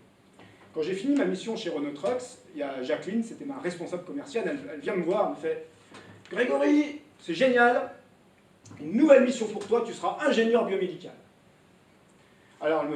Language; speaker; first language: French; native; French